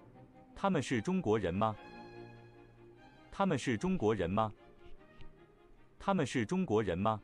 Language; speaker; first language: Chinese; non-native, learner; English